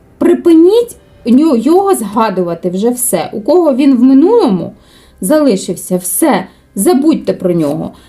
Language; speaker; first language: Ukrainian; non-native, local second language; Russian